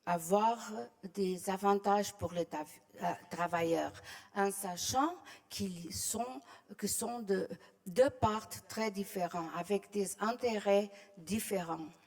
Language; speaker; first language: French; non-native, fluent; Portuguese